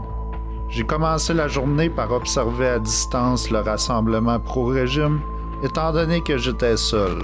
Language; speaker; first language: French; native; French